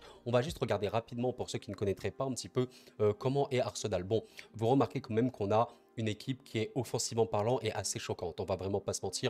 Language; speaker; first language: French; native; French